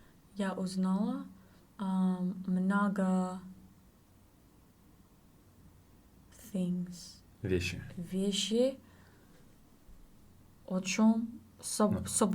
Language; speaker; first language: Russian; non-native, learner; English